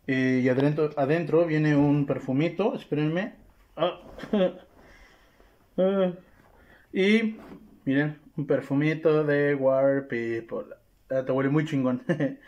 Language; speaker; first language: Spanish; native; Spanish